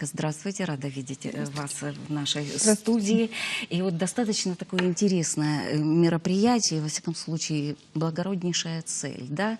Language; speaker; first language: Russian; native; Russian